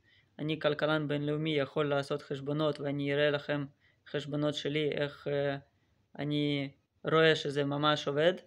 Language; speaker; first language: Hebrew; non-native, fluent; Russian